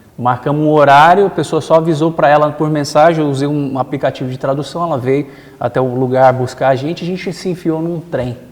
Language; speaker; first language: Portuguese; native; Portuguese